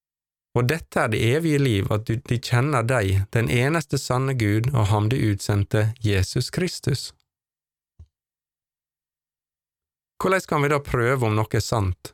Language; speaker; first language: Norwegian; native; Norwegian